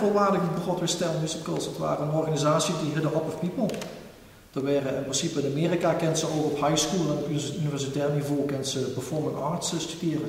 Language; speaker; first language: Dutch; native; Dutch